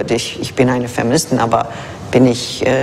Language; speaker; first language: German; non-native, fluent; English